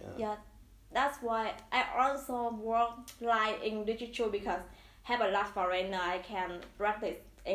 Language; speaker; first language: English; non-native, learner; Vietnamese